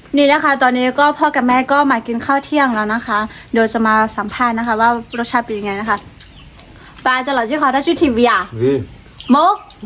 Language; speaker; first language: Thai; non-native, local second language; Karen languages